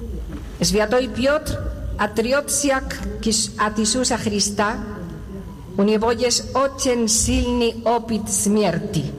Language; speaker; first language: Russian; non-native, learner; Spanish